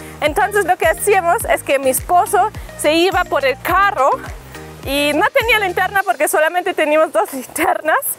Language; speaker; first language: Spanish; native; Spanish